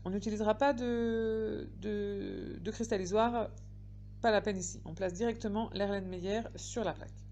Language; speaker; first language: French; native; French